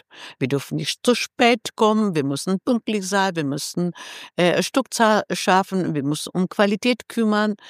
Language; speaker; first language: German; non-native, fluent; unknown